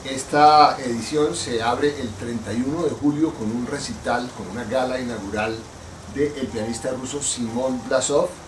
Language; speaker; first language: Spanish; native; Spanish